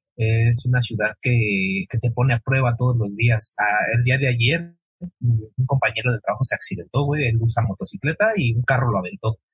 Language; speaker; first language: Spanish; native; Spanish